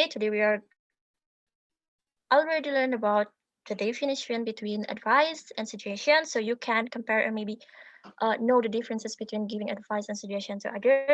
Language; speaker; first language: English; non-native, learner; Indonesian